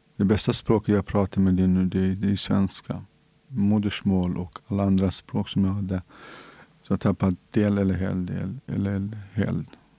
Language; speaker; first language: Swedish; non-native, fluent; Central Kurdish